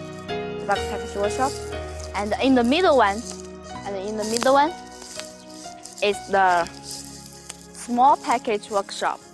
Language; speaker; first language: English; non-native, learner; Chinese